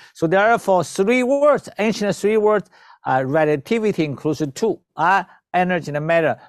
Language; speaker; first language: English; non-native, learner; Chinese